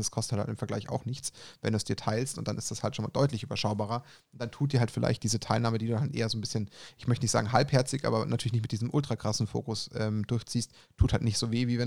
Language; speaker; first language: German; native; German